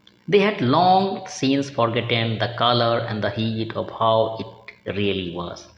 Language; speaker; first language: English; non-native, local second language; Bangla